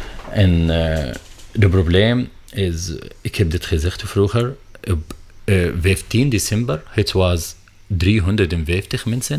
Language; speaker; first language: Dutch; non-native, learner; Arabic